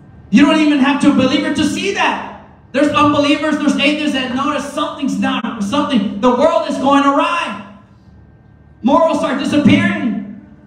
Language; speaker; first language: English; early bilingual, other home language; Spanish